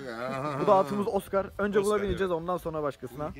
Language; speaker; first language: Turkish; native; Turkish